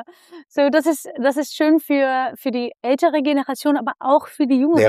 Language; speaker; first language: German; non-native, fluent; Dutch